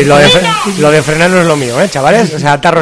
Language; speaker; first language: Spanish; native; Spanish